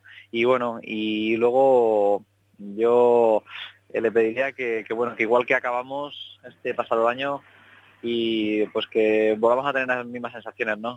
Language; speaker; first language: Spanish; native; Spanish